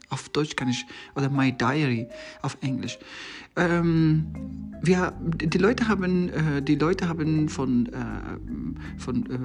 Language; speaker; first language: German; non-native, learner; Persian